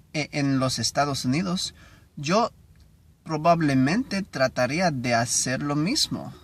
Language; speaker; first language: Spanish; non-native, learner; English